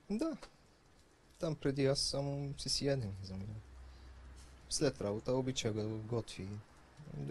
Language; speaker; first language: Bulgarian; non-native, learner; Arabic